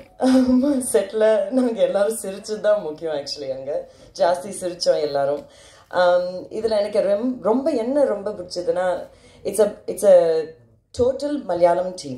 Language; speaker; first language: Tamil; early bilingual, heritage; Tamil